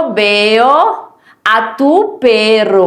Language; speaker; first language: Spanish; non-native, fluent; Portuguese